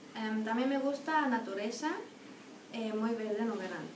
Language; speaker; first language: Galician; non-native, learner; German